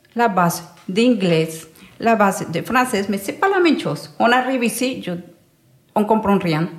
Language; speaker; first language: French; non-native, fluent; Spanish